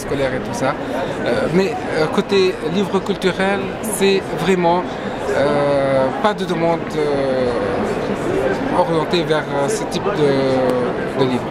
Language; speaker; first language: French; non-native, local second language; Arabic